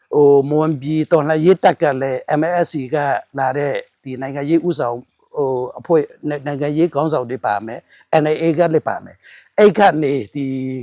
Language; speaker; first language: Burmese; non-native, local second language; Mon